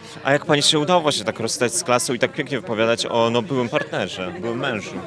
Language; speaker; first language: Polish; native; Polish